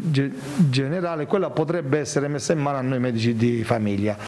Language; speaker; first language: Italian; native; Italian